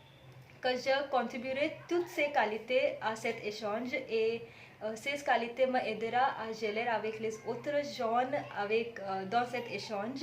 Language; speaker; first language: French; non-native, fluent; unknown